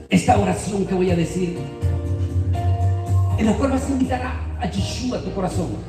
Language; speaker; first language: Spanish; native; Spanish